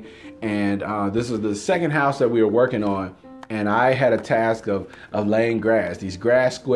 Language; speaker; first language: English; native; English